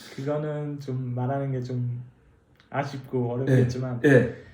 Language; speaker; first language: Korean; non-native, learner; Uzbek